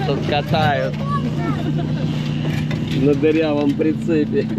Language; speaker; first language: Russian; native; Russian